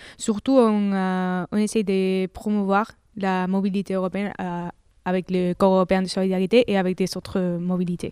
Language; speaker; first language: French; non-native, learner; Spanish